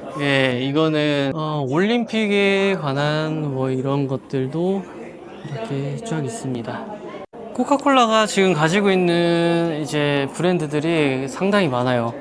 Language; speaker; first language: Korean; native; Korean